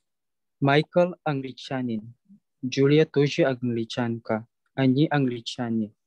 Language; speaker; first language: Russian; non-native, learner; Indonesian